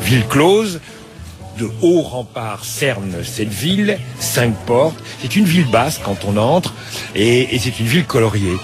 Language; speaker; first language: French; native; French